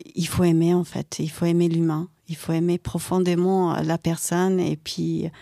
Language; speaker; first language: French; non-native, fluent; Croatian